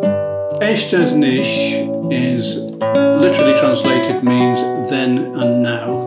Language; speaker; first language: English; native; English